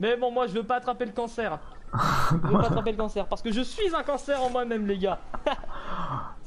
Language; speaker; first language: French; native; French